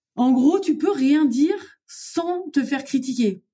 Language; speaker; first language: French; native; French